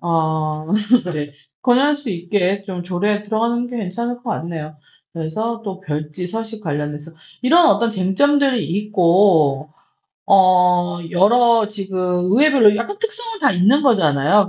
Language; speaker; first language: Korean; native; Korean